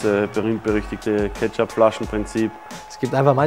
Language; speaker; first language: German; native; German